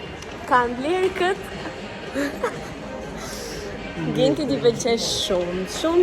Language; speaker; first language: Albanian; early bilingual, heritage; Albanian